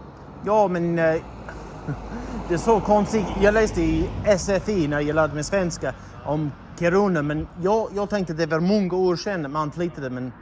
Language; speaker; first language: Swedish; non-native, learner; English